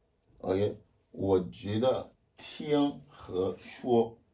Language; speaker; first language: Chinese; non-native, learner; French